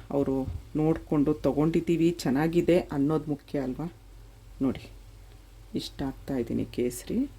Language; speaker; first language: Kannada; native; Kannada